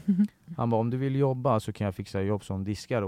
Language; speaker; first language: Swedish; early bilingual, other home language; Persian